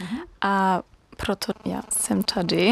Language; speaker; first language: Czech; non-native, learner; German